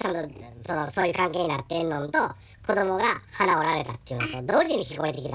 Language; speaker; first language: Japanese; native; Japanese